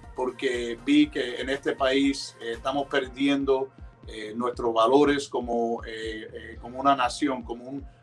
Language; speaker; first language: Spanish; early bilingual, heritage; Spanish